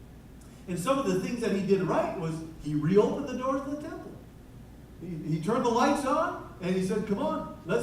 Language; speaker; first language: English; native; English